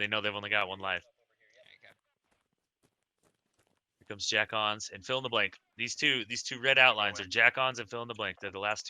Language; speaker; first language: English; native; English